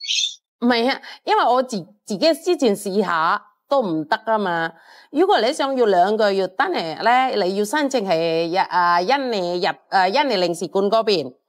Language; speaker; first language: Cantonese; non-native, fluent; Indonesian